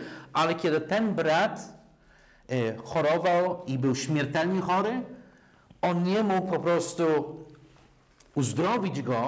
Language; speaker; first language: Polish; non-native, fluent; English